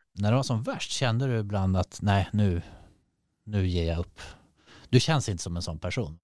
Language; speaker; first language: Swedish; native; Swedish